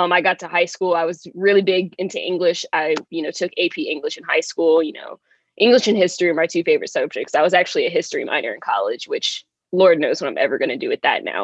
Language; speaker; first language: English; native; English